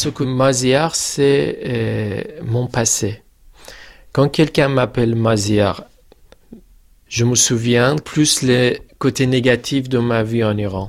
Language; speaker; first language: French; non-native, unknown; Persian